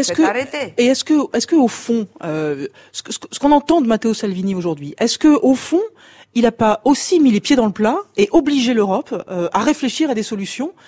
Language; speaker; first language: French; native; French